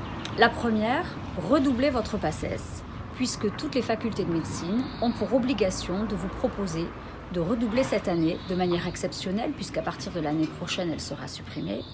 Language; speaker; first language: French; native; French